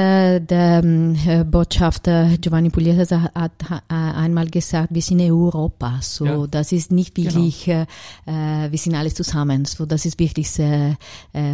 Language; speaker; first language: German; non-native, fluent; Italian